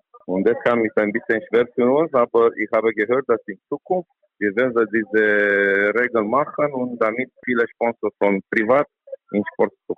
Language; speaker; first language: German; non-native, learner; Romanian